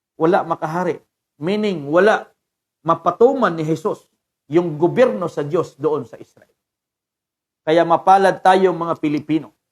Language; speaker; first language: Filipino; non-native, local second language; Cebuano